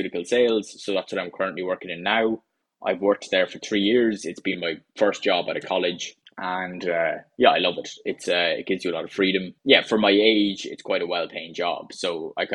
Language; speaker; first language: English; native; English